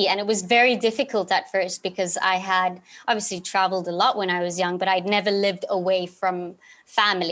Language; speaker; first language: English; native; English